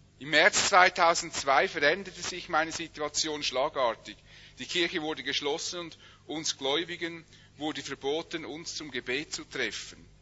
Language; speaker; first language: German; native; German